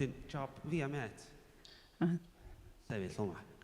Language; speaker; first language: Welsh; native; Welsh